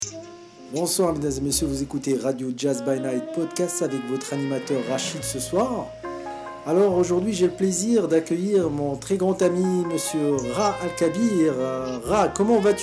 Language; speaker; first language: French; native; French